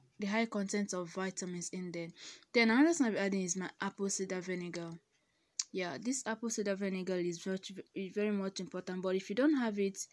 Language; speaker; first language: English; non-native, local second language; Igbo